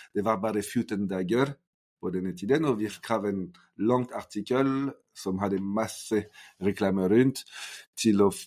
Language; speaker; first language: Norwegian; non-native, fluent; French